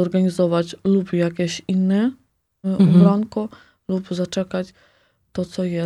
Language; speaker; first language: Polish; non-native, fluent; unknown